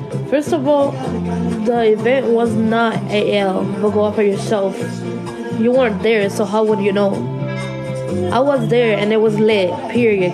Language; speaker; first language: English; early bilingual, other home language; Spanish